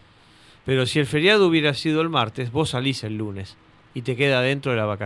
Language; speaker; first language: Spanish; native; Spanish